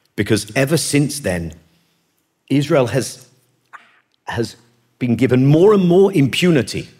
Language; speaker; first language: English; native; English